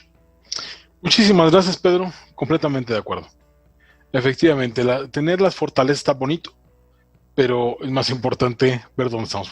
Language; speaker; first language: Spanish; native; Spanish